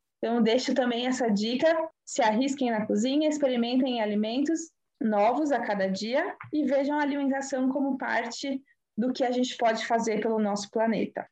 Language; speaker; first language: Portuguese; native; Portuguese